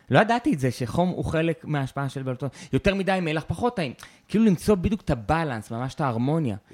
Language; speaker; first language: Hebrew; native; Hebrew